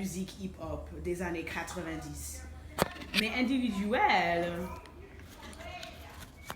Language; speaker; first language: French; non-native, fluent; English